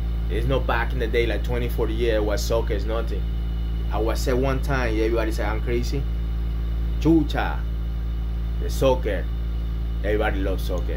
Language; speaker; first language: English; non-native, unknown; Spanish